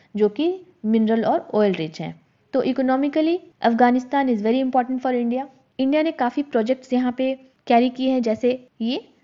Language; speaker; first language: Hindi; native; Hindi